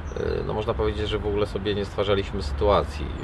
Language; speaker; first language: Polish; native; Polish